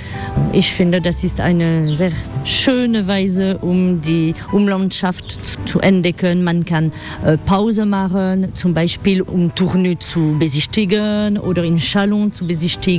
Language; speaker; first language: German; non-native, fluent; French